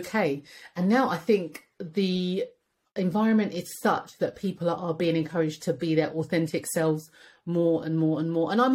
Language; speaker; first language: English; native; English